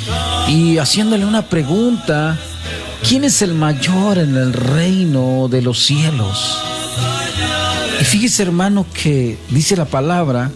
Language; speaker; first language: Spanish; native; Spanish